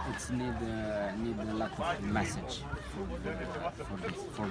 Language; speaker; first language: English; non-native, learner; Romanian